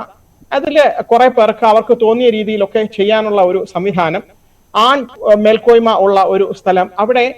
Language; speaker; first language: Malayalam; native; Malayalam